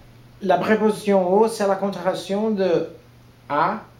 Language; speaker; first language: French; non-native, learner; Portuguese